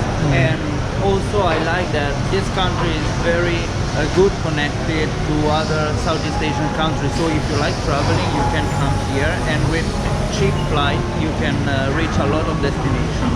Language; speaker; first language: English; non-native, fluent; Italian